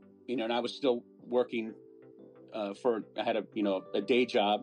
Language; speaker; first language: English; native; English